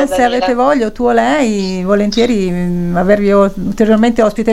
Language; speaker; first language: Italian; native; Italian